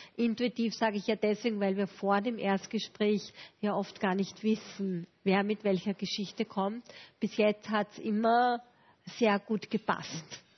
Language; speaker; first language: German; native; German